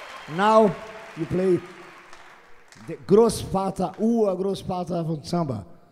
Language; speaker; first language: English; non-native, learner; Portuguese